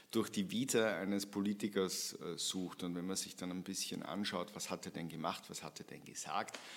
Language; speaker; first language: German; native; German